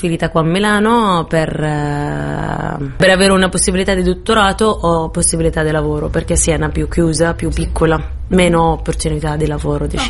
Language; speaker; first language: Italian; non-native, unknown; Arabic